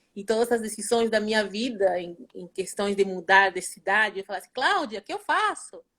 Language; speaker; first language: Portuguese; non-native, fluent; Spanish